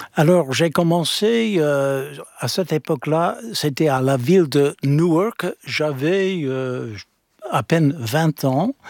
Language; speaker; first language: French; non-native, fluent; English